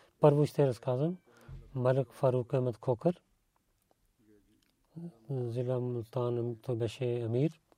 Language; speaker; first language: Bulgarian; non-native, learner; Urdu